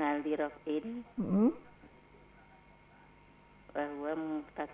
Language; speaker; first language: Arabic; non-native, learner; Indonesian